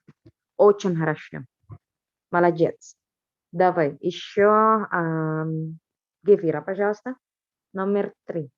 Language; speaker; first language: Russian; non-native, fluent; Indonesian